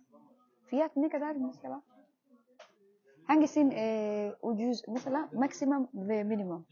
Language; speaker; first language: Turkish; non-native, learner; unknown